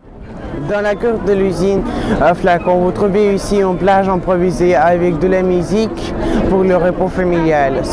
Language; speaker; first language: French; non-native, learner; Russian